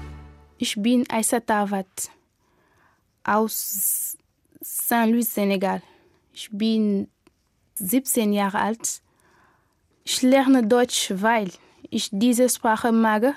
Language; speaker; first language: German; non-native, learner; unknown